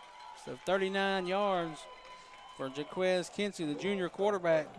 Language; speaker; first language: English; native; English